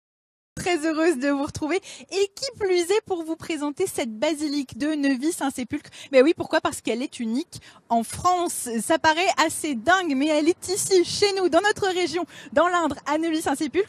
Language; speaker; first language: French; native; French